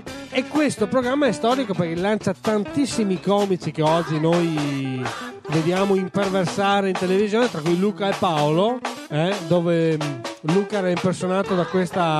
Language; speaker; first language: Italian; native; Italian